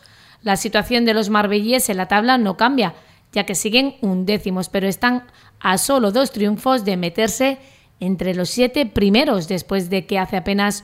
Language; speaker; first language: Spanish; native; Spanish